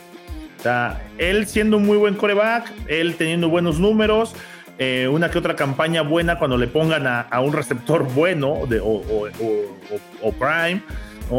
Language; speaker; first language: Spanish; native; Spanish